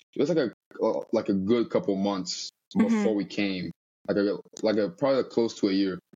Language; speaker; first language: English; early bilingual, other home language; Portuguese